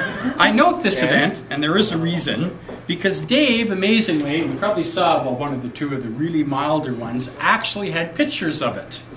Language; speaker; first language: English; native; English